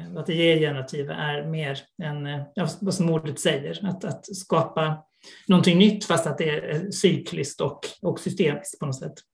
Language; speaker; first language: Swedish; native; Swedish